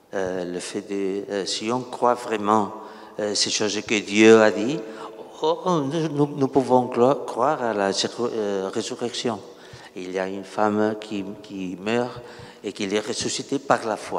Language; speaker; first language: French; non-native, learner; Catalan